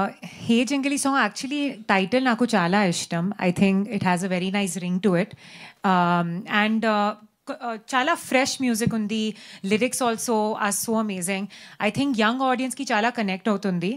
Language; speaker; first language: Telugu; non-native, learner; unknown